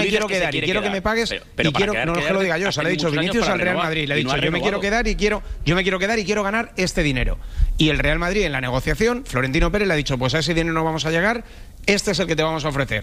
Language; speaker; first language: Spanish; native; Spanish